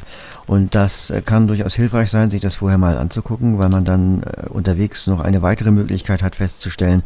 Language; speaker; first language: German; native; German